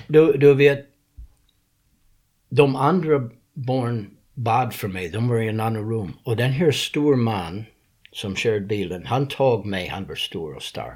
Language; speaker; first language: Swedish; non-native, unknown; English